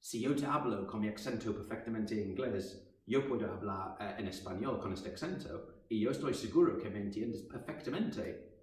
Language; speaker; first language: Spanish; non-native, fluent; English